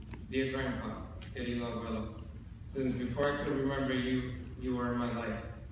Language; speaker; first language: English; early bilingual, other home language; Spanish